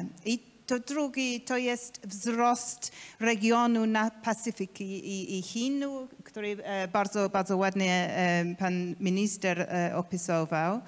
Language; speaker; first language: Polish; non-native, learner; English